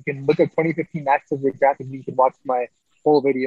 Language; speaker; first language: English; native; English